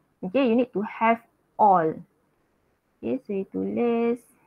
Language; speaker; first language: English; non-native, local second language; Malay